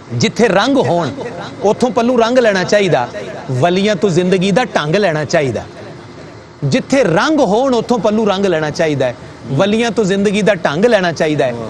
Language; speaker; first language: Urdu; non-native, local second language; Punjabi